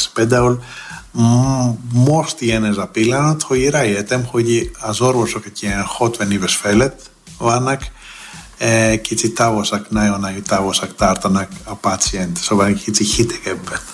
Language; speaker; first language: Hungarian; non-native, fluent; Greek